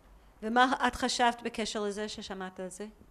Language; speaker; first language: Hebrew; native; Hebrew